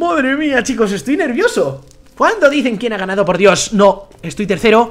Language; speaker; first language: Spanish; native; Spanish